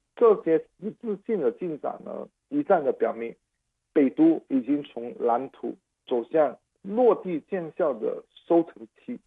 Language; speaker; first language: Chinese; non-native, local second language; Cantonese